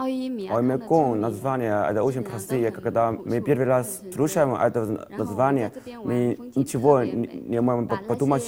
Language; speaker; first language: Russian; non-native, learner; Chinese